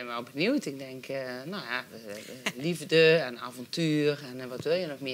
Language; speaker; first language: Dutch; native; Dutch